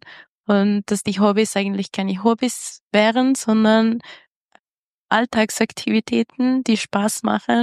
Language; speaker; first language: German; non-native, fluent; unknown